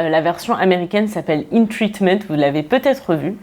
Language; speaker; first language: French; native; French